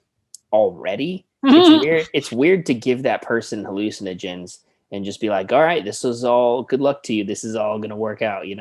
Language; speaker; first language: English; native; English